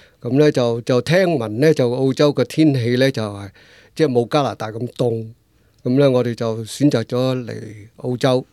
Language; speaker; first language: Cantonese; native; Cantonese